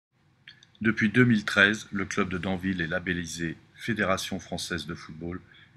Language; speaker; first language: French; native; French